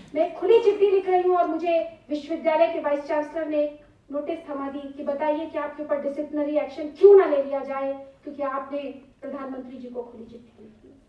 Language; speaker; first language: Hindi; native; Hindi